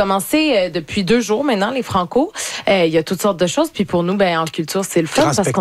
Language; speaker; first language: French; native; French